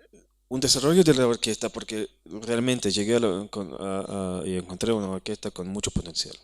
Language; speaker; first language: Spanish; non-native, fluent; Hebrew